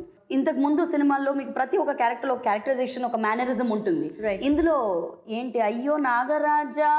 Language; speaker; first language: Telugu; native; Telugu